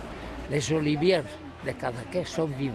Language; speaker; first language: French; non-native, learner; Catalan